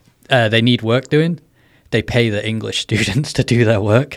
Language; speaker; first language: English; native; English